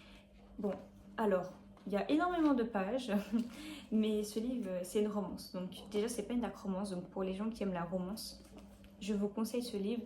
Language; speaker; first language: French; native; French